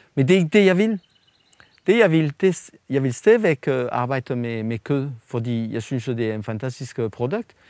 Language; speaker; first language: Danish; non-native, fluent; French